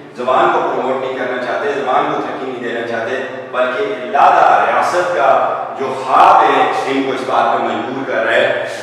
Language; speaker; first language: Urdu; non-native, local second language; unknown